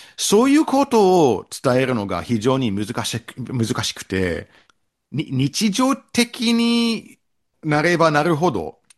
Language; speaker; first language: Japanese; non-native, fluent; English